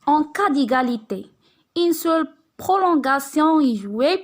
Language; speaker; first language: French; non-native, local second language; Arabic